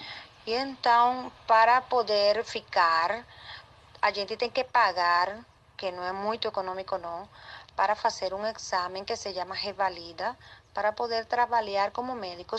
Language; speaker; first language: Portuguese; non-native, learner; Spanish